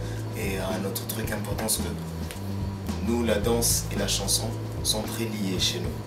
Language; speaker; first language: French; non-native, local second language; Lingala